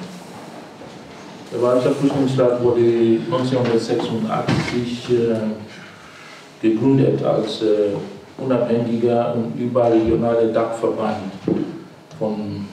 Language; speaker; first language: German; non-native, fluent; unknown